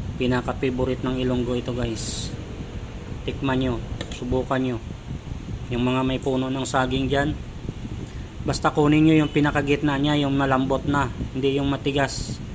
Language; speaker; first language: Filipino; non-native, local second language; Hiligaynon